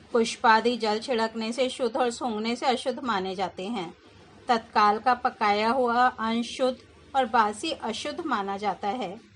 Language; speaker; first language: Hindi; native; Hindi